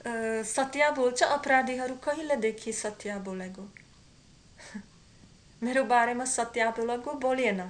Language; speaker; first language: Nepali; non-native, learner; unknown